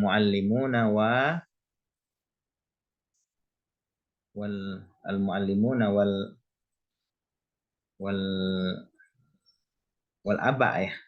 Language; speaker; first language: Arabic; non-native, fluent; Indonesian